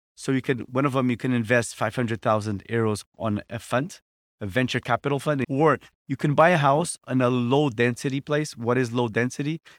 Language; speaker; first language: English; non-native, fluent; Portuguese